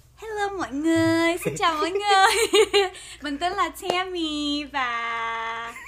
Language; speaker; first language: Vietnamese; early bilingual, heritage; Vietnamese